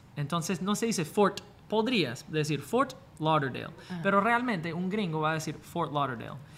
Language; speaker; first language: Spanish; non-native, fluent; English